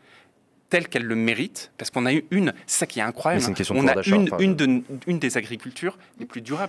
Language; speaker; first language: French; native; French